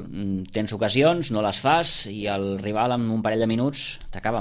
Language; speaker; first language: Catalan; native; Catalan